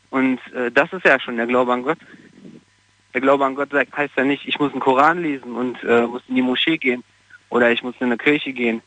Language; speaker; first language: German; non-native, fluent; Portuguese